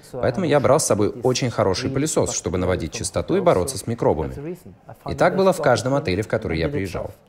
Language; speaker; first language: Russian; non-native, fluent; Norwegian